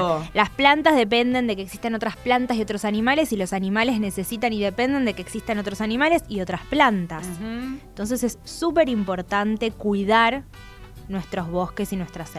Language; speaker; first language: Spanish; native; Spanish